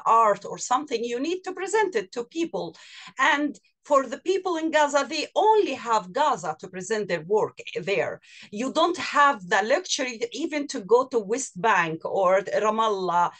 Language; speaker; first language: English; non-native, fluent; Arabic